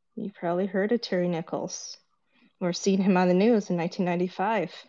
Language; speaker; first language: English; early bilingual, other home language; Korean